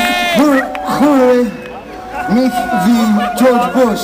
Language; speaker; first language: German; non-native, learner; English